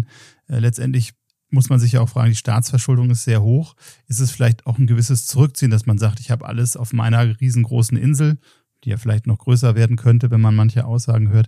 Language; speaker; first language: German; native; German